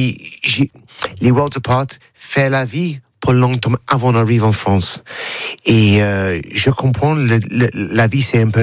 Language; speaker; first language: French; non-native, learner; English